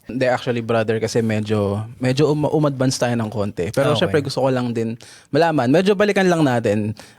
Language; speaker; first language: Filipino; native; Filipino